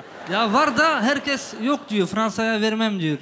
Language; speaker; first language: Turkish; native; Turkish